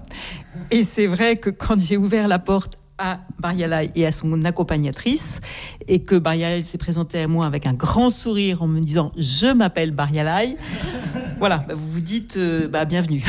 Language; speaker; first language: French; native; French